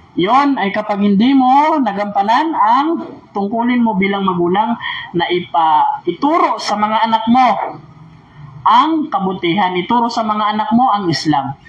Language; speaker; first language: Filipino; non-native, local second language; Maranao